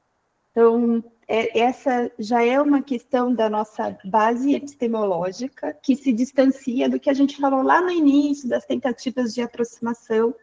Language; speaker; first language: Portuguese; native; Portuguese